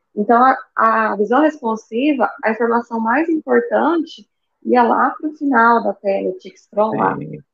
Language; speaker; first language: Portuguese; native; Portuguese